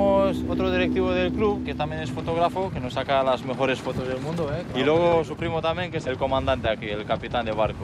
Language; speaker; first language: Spanish; non-native, fluent; Romanian